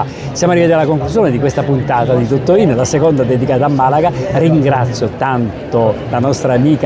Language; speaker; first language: Italian; native; Italian